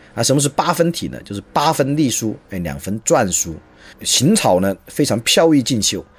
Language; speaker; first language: Chinese; native; Chinese